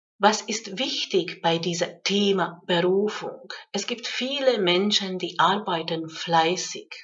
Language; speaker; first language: German; non-native, fluent; Hungarian